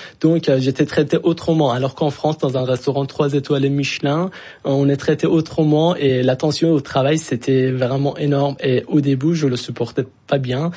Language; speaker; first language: French; non-native, fluent; Persian